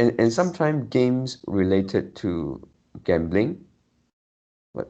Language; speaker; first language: English; non-native, learner; Chinese